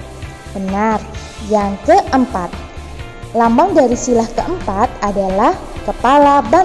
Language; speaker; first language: Indonesian; native; Indonesian